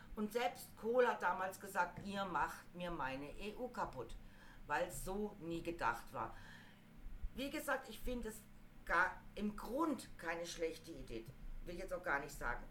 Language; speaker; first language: German; native; German